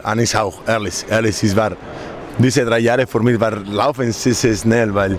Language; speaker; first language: German; non-native, learner; Spanish